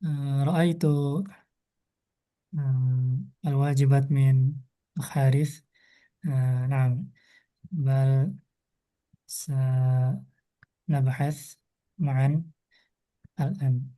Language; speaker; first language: Arabic; non-native, fluent; Indonesian